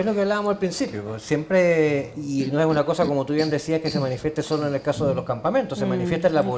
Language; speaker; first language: Spanish; native; Spanish